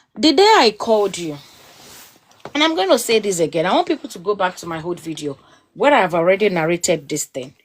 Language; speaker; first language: English; non-native, local second language; Yoruba